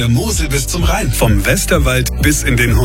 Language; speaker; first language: German; native; German